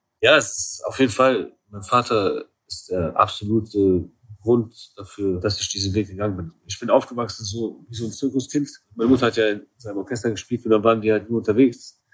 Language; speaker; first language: German; early bilingual, other home language; Kurdish